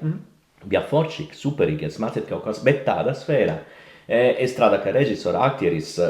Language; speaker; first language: Latvian; non-native, learner; Italian